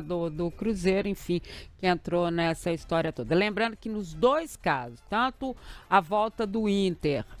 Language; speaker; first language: Portuguese; native; Portuguese